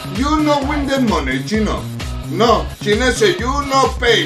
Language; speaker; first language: English; non-native, learner; Spanish